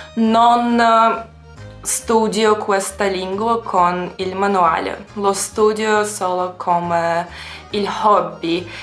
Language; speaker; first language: Italian; non-native, learner; Russian